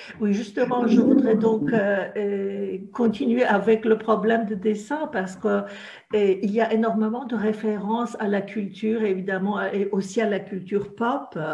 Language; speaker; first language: French; non-native, fluent; Polish